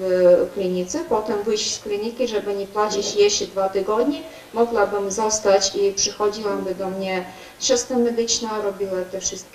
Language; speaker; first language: Polish; non-native, learner; Ukrainian